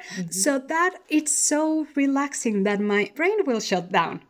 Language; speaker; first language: English; non-native, fluent; Spanish